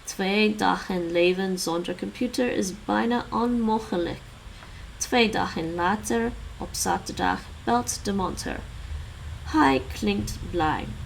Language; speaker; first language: Dutch; non-native, learner; English